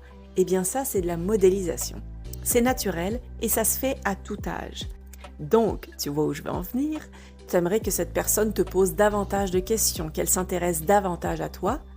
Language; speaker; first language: French; native; French